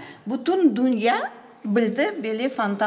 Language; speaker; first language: Turkish; non-native, learner; Crimean Tatar